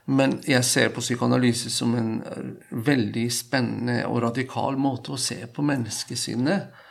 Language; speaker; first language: Norwegian; non-native, fluent; Persian